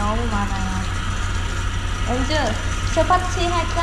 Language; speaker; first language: Korean; non-native, learner; Vietnamese